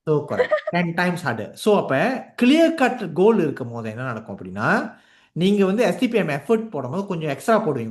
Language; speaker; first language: Tamil; native; Tamil